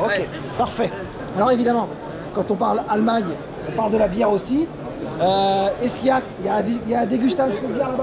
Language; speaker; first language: French; native; French